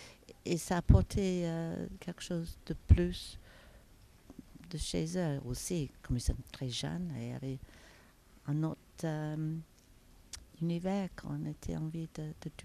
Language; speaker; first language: French; non-native, fluent; English